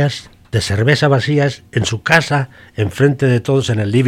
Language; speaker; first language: Spanish; native; Spanish